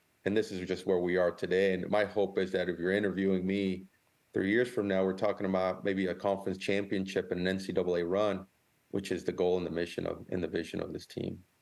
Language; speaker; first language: English; early bilingual, other home language; Spanish